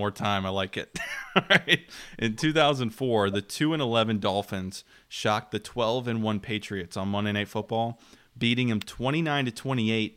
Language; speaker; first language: English; native; English